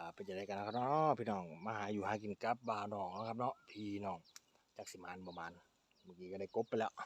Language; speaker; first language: Thai; native; Thai